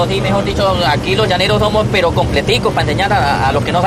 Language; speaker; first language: Spanish; native; Spanish